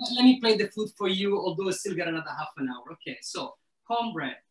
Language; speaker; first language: English; early bilingual, other home language; Somali